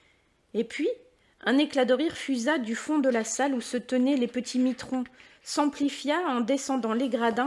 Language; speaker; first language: French; native; French